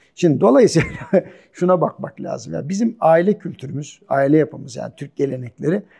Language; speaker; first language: Turkish; native; Turkish